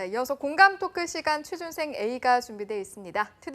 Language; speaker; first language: Korean; native; Korean